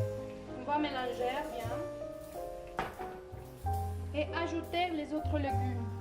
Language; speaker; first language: French; non-native, learner; Spanish